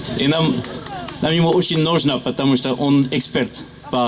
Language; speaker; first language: Russian; non-native, learner; French